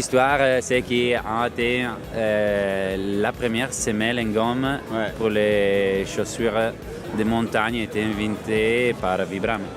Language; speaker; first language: French; non-native, fluent; Italian